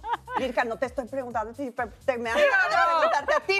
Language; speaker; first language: Spanish; native; Spanish